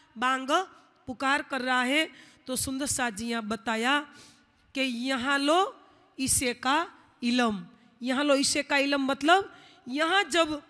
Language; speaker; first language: Hindi; non-native, local second language; Gujarati